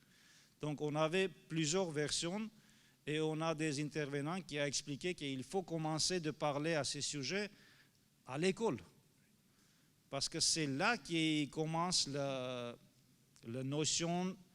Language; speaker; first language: French; non-native, fluent; Armenian